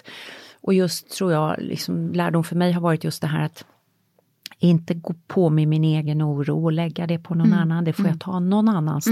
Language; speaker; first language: Swedish; native; Swedish